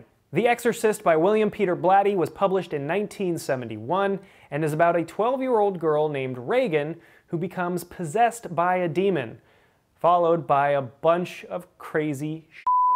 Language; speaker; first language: English; native; English